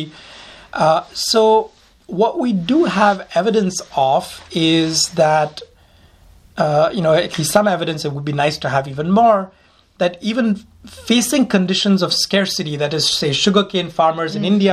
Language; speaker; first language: English; non-native, local second language; Hindi